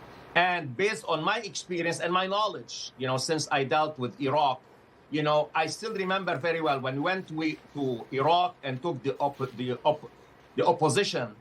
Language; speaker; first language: English; non-native, fluent; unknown